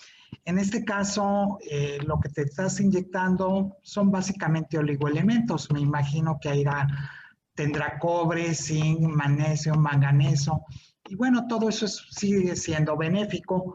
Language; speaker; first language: Spanish; native; Spanish